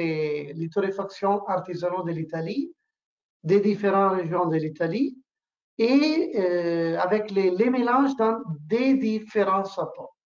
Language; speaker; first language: French; non-native, learner; Italian